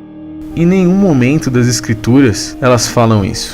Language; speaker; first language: Portuguese; native; Portuguese